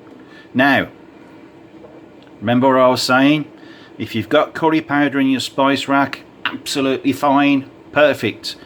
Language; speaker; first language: English; native; English